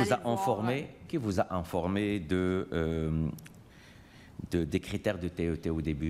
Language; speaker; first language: French; native; French